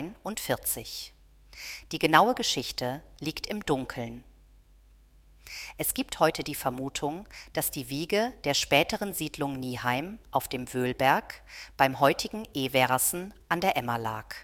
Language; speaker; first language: German; native; German